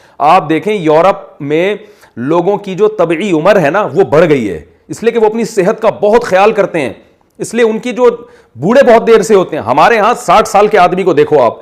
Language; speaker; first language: Urdu; native; Urdu